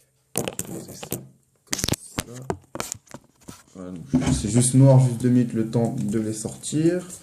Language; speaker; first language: French; native; French